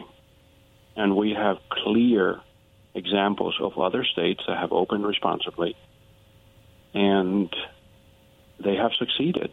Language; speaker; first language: English; early bilingual, other home language; Spanish